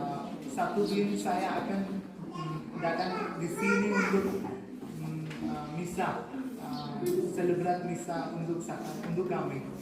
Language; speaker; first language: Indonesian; non-native, learner; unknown